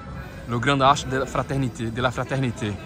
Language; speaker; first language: French; non-native, fluent; Portuguese